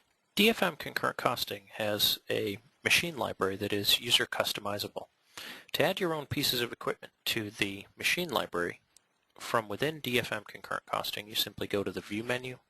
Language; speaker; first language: English; native; English